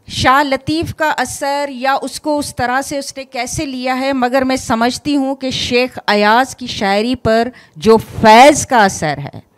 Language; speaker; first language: Urdu; non-native, local second language; Sindhi